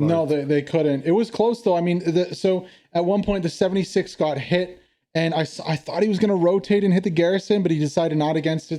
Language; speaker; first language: English; native; English